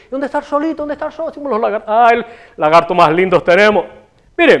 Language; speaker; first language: Spanish; native; Spanish